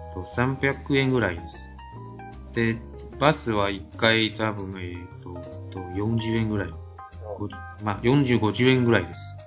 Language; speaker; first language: Japanese; non-native, fluent; Chinese